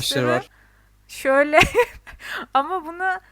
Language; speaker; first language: Turkish; native; Turkish